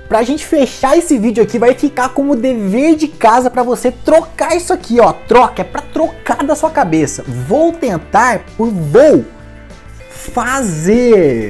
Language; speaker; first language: Portuguese; native; Portuguese